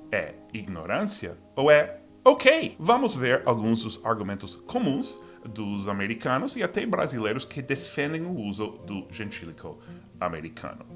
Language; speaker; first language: Portuguese; non-native, fluent; English